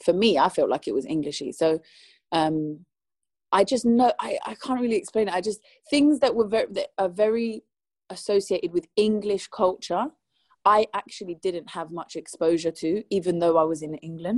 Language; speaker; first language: English; early bilingual, other home language; Spanish